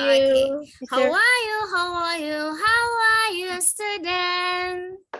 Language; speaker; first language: English; non-native, fluent; Indonesian